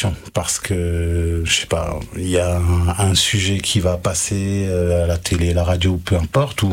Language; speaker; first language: French; native; French